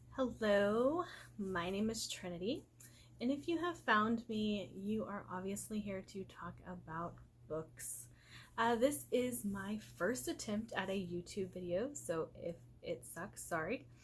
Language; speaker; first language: English; native; English